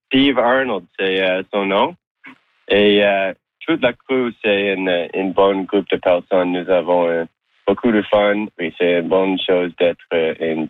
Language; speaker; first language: French; non-native, learner; English